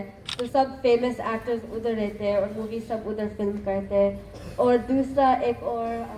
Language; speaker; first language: Hindi; non-native, learner; Gujarati